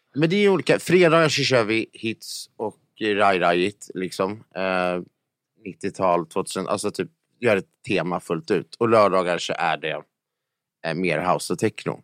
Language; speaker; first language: Swedish; native; Swedish